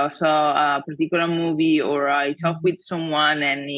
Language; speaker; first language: English; non-native, fluent; Italian